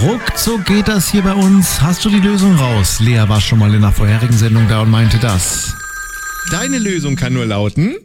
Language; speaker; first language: German; native; German